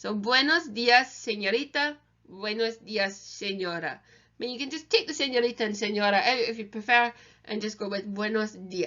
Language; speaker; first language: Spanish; non-native, learner; English